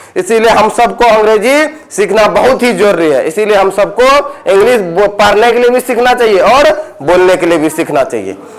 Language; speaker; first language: Hindi; native; Hindi